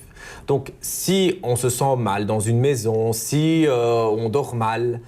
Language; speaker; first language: French; native; French